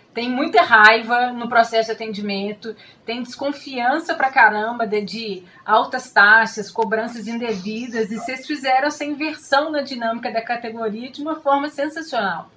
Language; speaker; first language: Portuguese; native; Portuguese